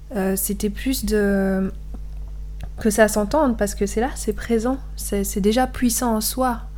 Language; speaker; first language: French; native; French